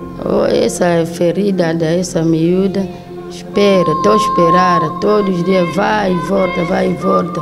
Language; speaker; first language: Portuguese; non-native, local second language; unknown